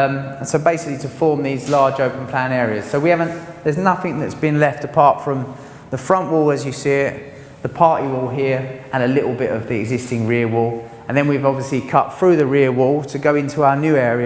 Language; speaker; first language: English; native; English